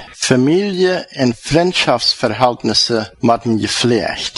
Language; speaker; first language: German; non-native, learner; Plautdietsch